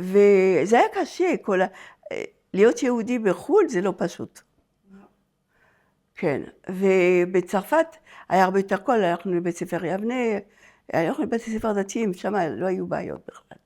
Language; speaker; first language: Hebrew; non-native, fluent; French